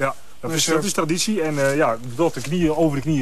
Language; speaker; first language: Dutch; native; Dutch